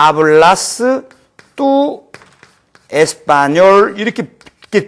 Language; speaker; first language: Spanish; non-native, fluent; Korean